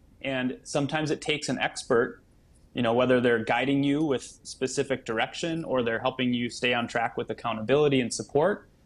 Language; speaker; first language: English; native; English